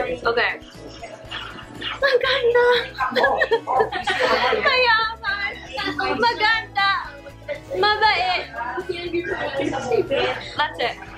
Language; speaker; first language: Filipino; early bilingual, heritage; English